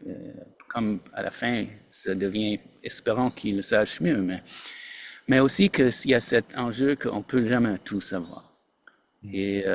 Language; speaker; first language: French; non-native, fluent; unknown